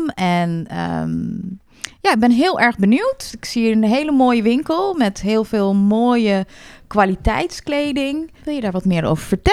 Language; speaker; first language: Dutch; native; Dutch